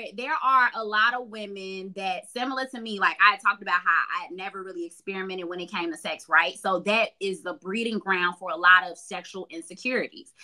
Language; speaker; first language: English; native; English